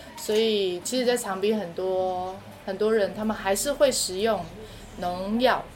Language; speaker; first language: Chinese; non-native, local second language; Amis